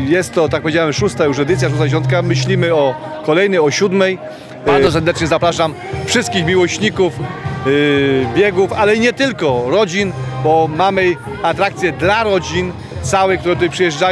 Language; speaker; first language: Polish; native; Polish